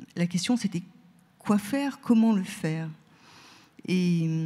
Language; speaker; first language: French; native; French